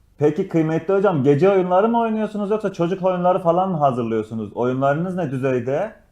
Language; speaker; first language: Turkish; native; Turkish